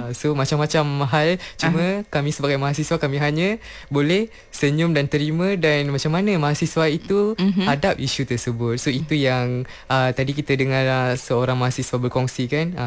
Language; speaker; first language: Malay; non-native, local second language; Tamil